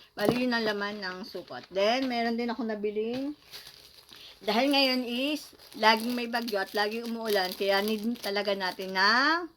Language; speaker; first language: Filipino; native; Filipino